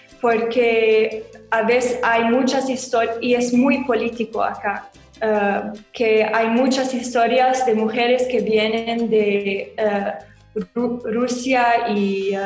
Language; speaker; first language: Spanish; non-native, learner; Arabic